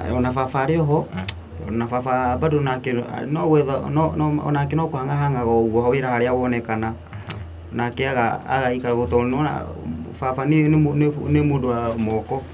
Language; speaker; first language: Kikuyu; native; Kikuyu